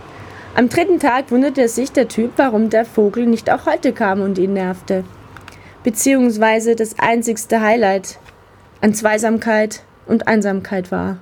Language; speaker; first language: German; native; German